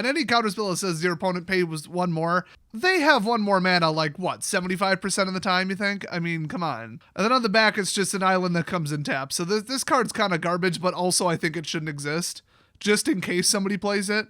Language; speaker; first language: English; native; English